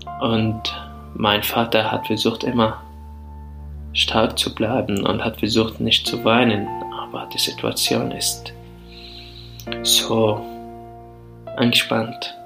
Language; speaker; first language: German; non-native, fluent; Arabic